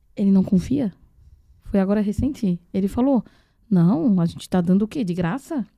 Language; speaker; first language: Portuguese; non-native, fluent; Chinese